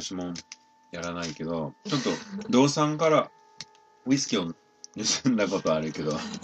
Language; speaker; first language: Japanese; non-native, learner; English